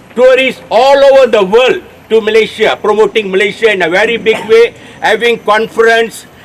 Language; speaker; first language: English; non-native, local second language; Tamil